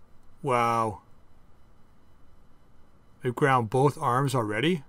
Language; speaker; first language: English; native; English